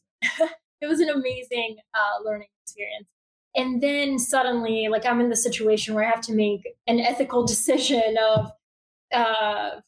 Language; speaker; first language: English; early bilingual, other home language; Bulgarian